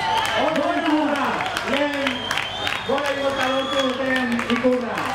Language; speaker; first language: Basque; native; Basque